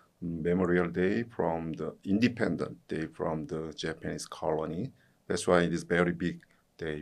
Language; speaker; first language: English; non-native, learner; Korean